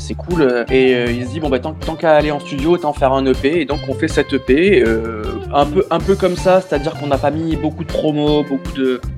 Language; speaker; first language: French; native; French